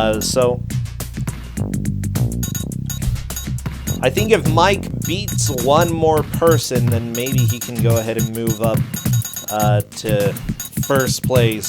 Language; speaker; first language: English; native; English